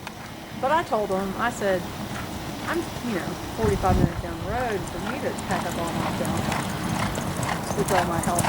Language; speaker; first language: English; native; English